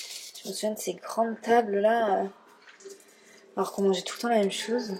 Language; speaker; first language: French; native; French